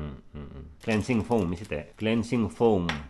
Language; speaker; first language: Japanese; non-native, learner; Filipino